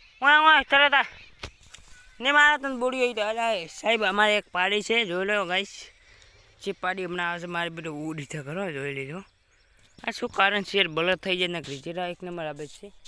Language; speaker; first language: Gujarati; native; Gujarati